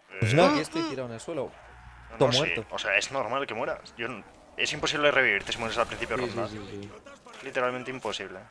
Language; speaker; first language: Spanish; native; Spanish